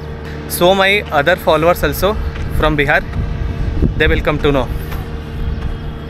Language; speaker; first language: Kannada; non-native, learner; Hindi